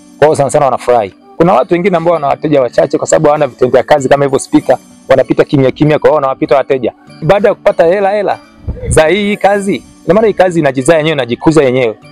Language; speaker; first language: Swahili; non-native, local second language; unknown